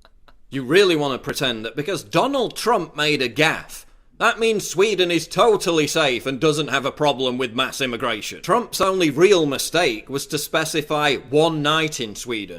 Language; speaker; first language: English; native; English